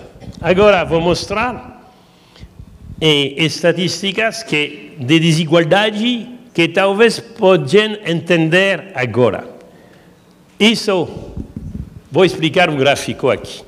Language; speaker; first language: Portuguese; non-native, learner; French